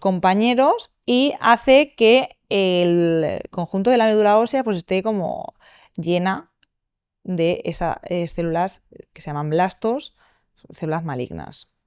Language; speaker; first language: Spanish; native; Spanish